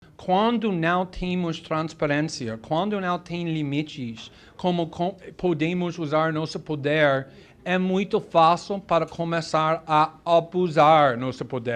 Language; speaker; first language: Portuguese; non-native, fluent; English